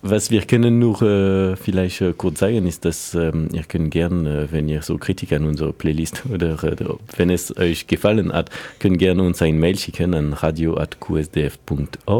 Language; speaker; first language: German; non-native, fluent; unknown